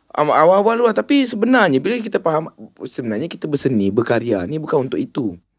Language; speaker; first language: Malay; native; Malay